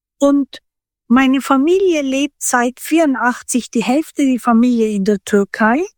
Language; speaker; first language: German; early bilingual, other home language; Turkish